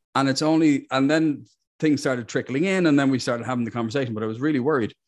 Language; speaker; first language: English; native; English